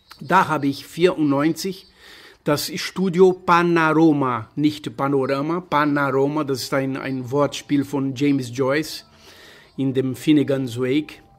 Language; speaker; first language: German; non-native, fluent; Portuguese